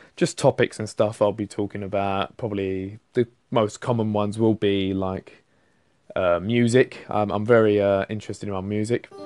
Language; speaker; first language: English; native; English